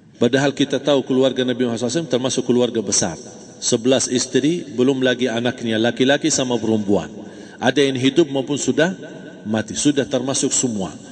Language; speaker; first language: Malay; non-native, fluent; Arabic